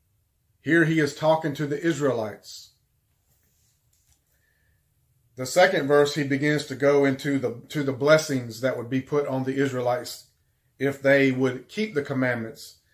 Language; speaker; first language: English; native; English